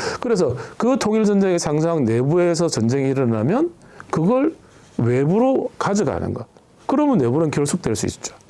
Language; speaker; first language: Korean; native; Korean